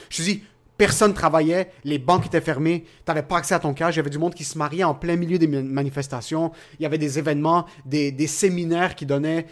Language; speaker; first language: French; early bilingual, other home language; Arabic